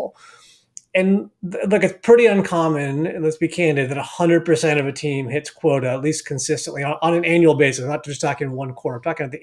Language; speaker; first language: English; native; English